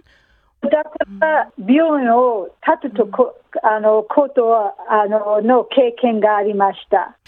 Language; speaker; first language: Japanese; non-native, learner; English